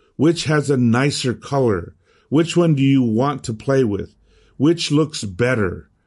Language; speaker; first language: English; early bilingual, other home language; Spanish